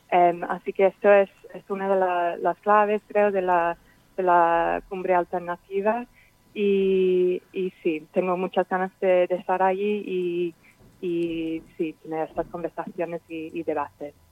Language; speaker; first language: Spanish; non-native, fluent; English